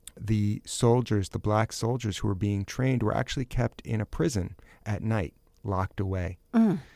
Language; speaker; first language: English; native; English